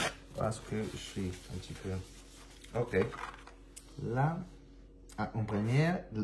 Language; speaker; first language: French; non-native, learner; Spanish